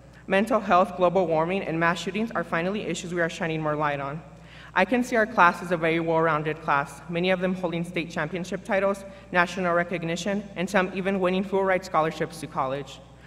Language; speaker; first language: English; early bilingual, other home language; Spanish